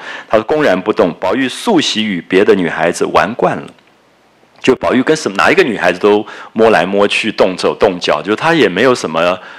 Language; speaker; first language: Chinese; native; Chinese